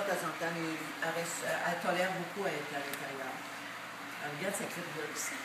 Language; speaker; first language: French; native; French